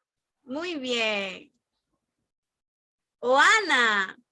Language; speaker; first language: Spanish; native; Spanish